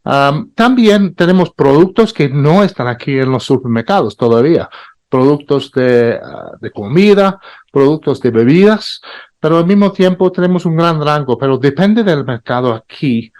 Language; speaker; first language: Spanish; non-native, fluent; English